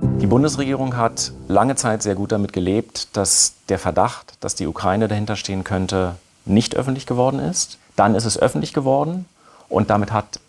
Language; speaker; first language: German; native; German